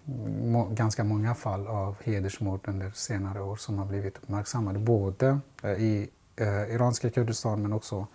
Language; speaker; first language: Swedish; non-native, fluent; Central Kurdish